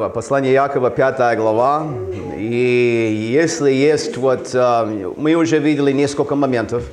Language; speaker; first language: Russian; non-native, fluent; English